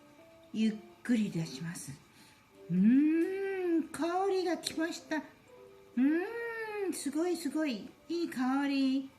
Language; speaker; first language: Japanese; non-native, fluent; Chinese